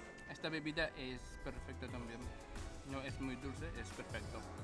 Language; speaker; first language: Spanish; non-native, learner; Filipino